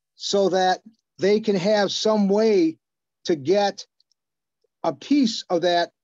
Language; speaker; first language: English; native; English